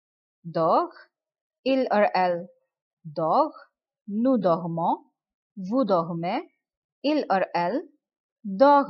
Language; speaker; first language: French; non-native, fluent; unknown